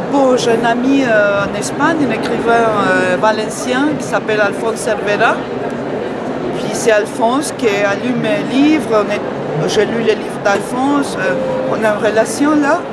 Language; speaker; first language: French; non-native, fluent; Spanish